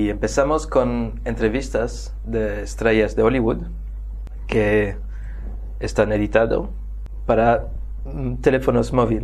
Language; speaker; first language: Spanish; non-native, fluent; French